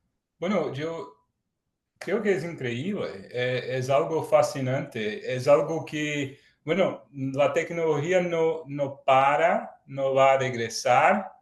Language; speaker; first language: Spanish; non-native, fluent; Portuguese